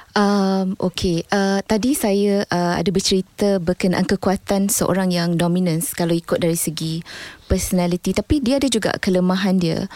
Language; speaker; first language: Malay; native; Malay